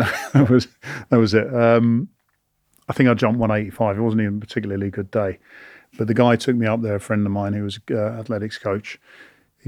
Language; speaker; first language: English; native; English